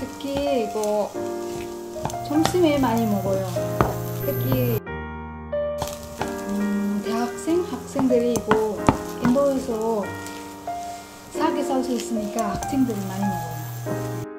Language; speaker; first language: Korean; non-native, fluent; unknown